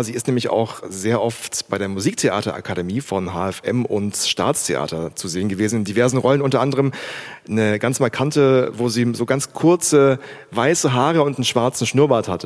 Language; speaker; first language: German; native; German